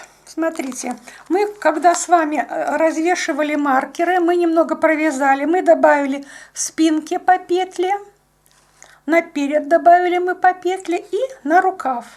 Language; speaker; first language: Russian; native; Russian